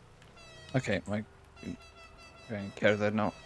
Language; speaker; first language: Welsh; non-native, local second language; English